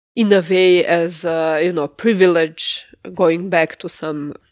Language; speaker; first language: English; non-native, fluent; Serbian